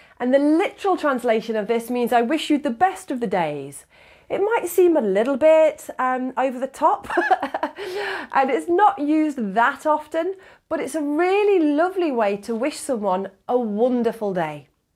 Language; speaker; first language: English; native; English